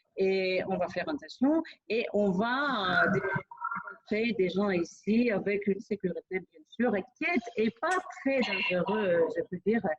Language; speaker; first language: French; non-native, fluent; Greek